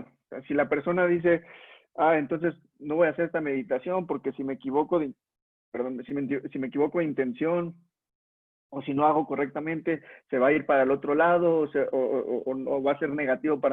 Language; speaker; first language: Spanish; native; Spanish